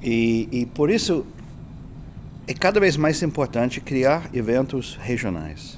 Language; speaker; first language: Spanish; non-native, learner; English